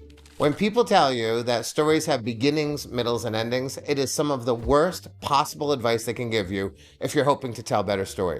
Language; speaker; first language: English; native; English